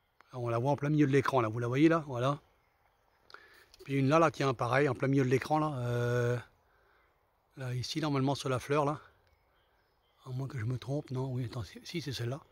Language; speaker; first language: French; native; French